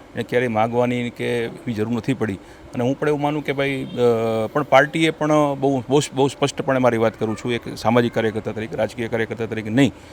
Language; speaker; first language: Gujarati; native; Gujarati